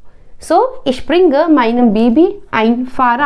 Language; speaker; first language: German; non-native, fluent; Hindi